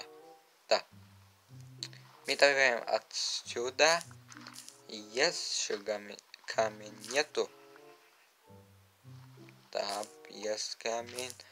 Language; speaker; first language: Russian; non-native, learner; Uzbek